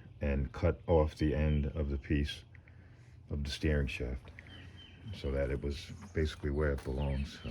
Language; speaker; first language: English; native; English